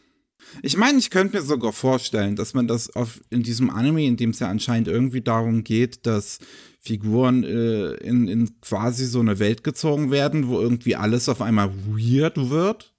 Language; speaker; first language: German; native; German